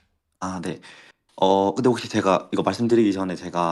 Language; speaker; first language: Korean; native; Korean